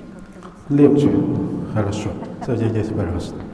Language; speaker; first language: Russian; non-native, learner; Chinese